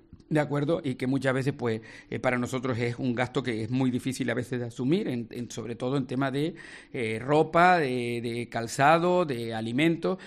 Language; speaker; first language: Spanish; native; Spanish